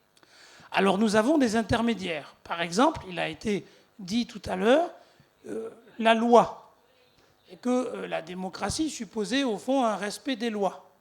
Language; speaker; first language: French; native; French